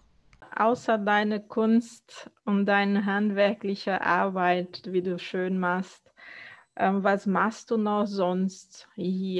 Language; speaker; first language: German; non-native, fluent; Portuguese